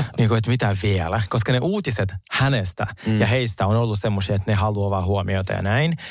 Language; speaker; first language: Finnish; early bilingual, other home language; Russian